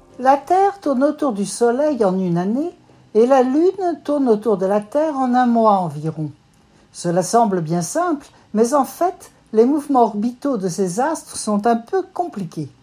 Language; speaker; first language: French; native; French